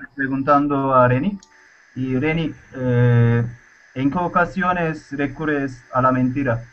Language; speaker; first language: Spanish; non-native, learner; Turkish